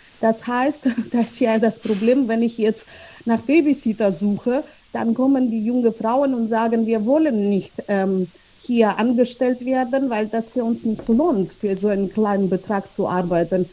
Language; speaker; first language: German; non-native, fluent; Georgian